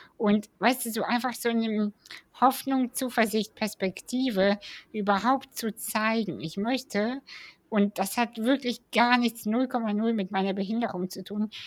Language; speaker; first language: German; early bilingual, other home language; Russian